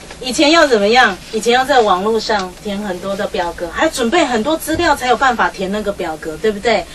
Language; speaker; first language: Chinese; native; Chinese